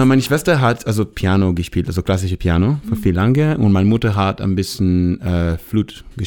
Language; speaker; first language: German; non-native, fluent; Hebrew